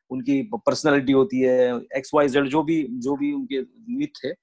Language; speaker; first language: Hindi; non-native, local second language; Marathi